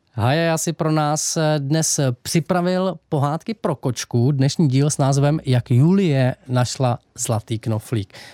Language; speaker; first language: Czech; native; Czech